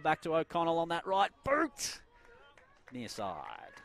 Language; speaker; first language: English; native; English